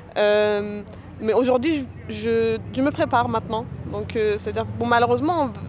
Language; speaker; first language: French; non-native, fluent; Persian